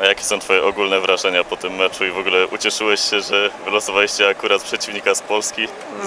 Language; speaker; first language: Polish; native; Polish